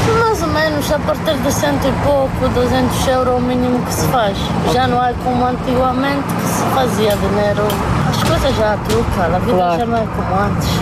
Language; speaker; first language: Portuguese; non-native, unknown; Romanian